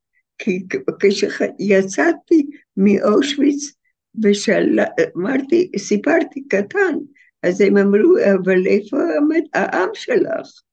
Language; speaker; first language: Hebrew; non-native, fluent; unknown